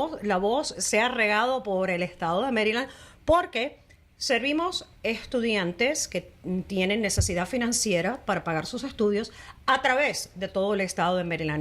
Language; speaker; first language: Spanish; native; Spanish